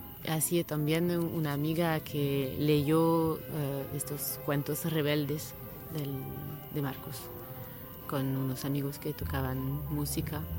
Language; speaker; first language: Spanish; non-native, fluent; French